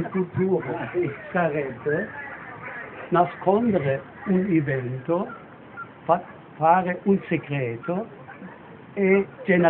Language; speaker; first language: Italian; non-native, fluent; German